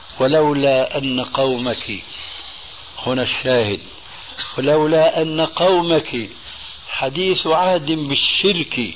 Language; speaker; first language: Arabic; early bilingual, other home language; Albanian